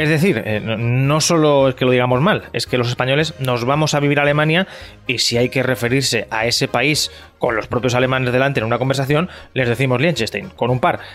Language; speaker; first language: Spanish; native; Spanish